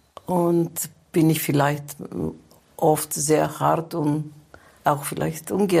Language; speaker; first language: German; non-native, fluent; Greek